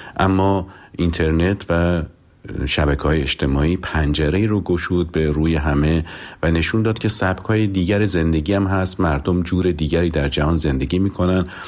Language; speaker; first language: Persian; native; Persian